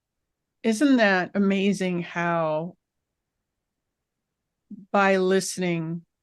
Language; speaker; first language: English; native; English